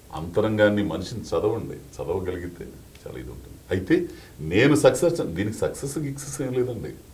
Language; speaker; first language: Telugu; native; Telugu